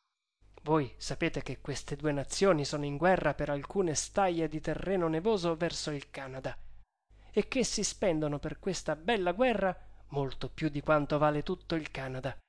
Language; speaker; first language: Italian; native; Italian